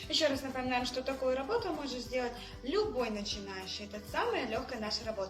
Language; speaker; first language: Russian; native; Russian